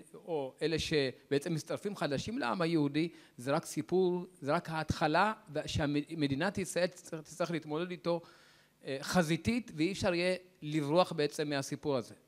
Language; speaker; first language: Hebrew; native; Hebrew